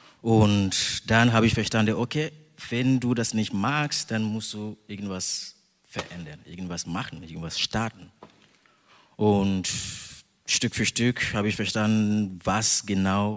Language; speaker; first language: German; non-native, fluent; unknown